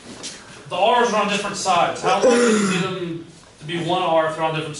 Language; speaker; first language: English; native; English